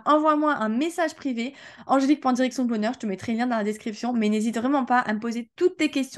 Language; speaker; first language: French; native; French